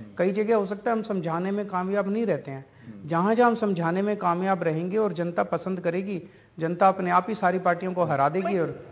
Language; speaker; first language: Hindi; native; Hindi